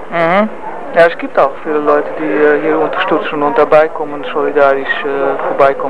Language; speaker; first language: German; non-native, learner; Dutch